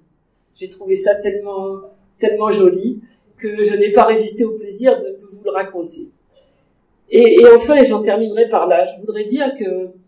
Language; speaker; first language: French; native; French